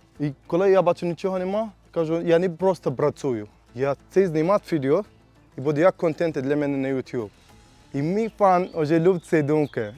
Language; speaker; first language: Ukrainian; non-native, learner; Arabic